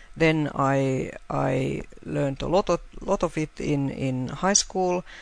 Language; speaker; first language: English; non-native, fluent; Finnish